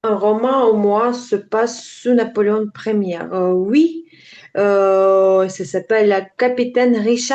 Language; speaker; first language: French; non-native, learner; Ukrainian